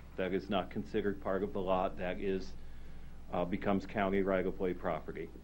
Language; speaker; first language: English; native; English